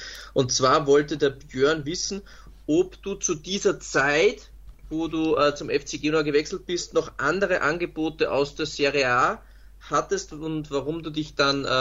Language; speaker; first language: German; native; German